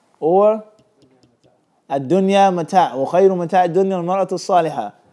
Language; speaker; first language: Arabic; non-native, fluent; English